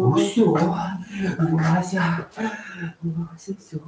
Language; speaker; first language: Russian; native; Russian